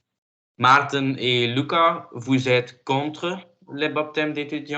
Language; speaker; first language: French; non-native, learner; Dutch